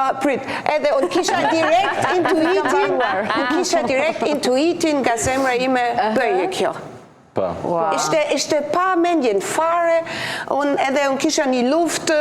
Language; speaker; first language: Albanian; non-native, fluent; German